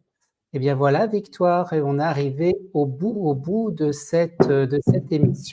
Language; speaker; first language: French; native; French